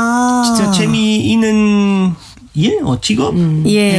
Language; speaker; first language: Korean; non-native, learner; German